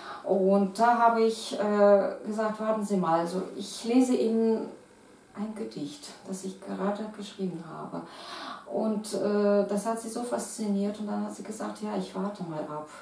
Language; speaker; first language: German; non-native, fluent; Russian